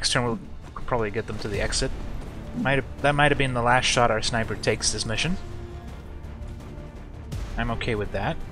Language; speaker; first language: English; native; English